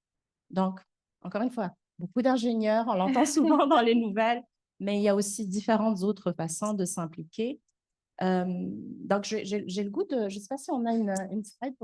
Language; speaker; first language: French; native; French